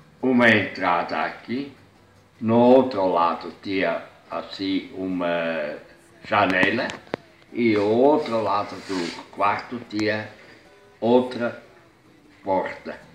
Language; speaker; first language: Portuguese; non-native, fluent; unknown